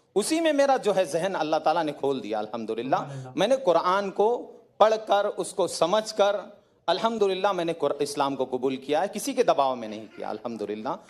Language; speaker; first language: Hindi; native; Hindi